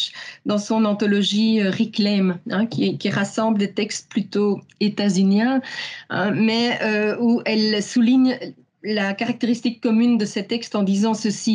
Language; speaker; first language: French; native; French